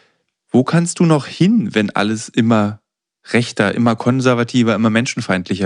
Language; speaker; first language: German; native; German